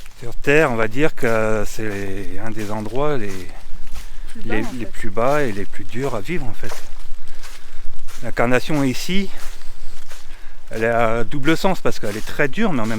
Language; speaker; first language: French; native; French